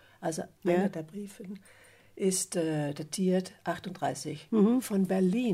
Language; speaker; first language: German; non-native, fluent; Danish